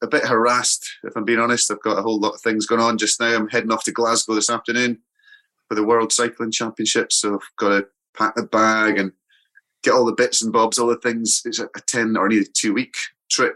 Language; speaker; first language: English; native; English